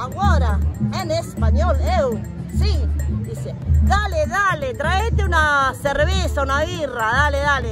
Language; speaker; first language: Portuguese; non-native, learner; Spanish